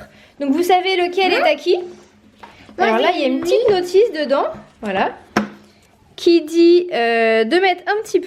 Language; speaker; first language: French; native; French